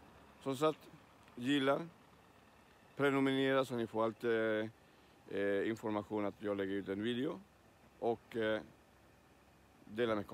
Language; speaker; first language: Swedish; non-native, learner; Spanish